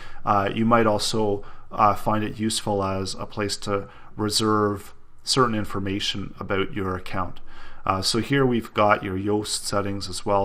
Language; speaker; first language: English; native; English